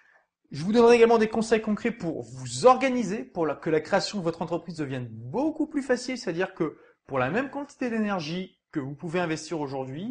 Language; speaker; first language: French; native; French